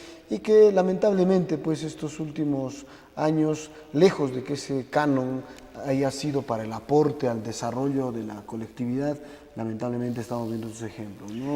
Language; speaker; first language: Spanish; native; Spanish